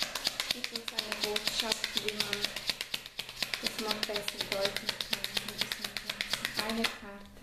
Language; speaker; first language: German; non-native, fluent; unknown